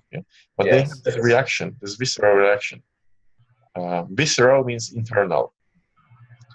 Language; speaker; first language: English; non-native, fluent; Polish